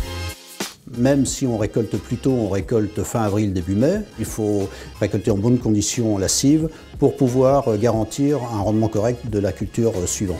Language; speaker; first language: French; native; French